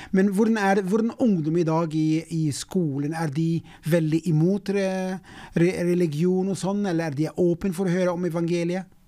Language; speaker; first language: Norwegian; non-native, fluent; English